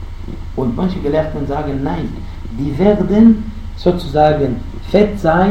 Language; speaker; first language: German; non-native, fluent; Arabic